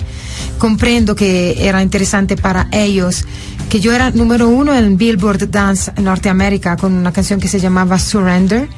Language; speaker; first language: Spanish; non-native, fluent; Italian